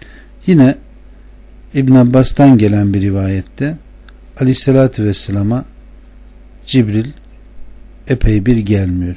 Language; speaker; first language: Turkish; native; Turkish